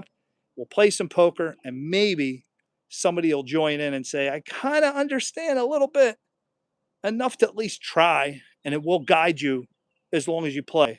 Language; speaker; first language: English; native; English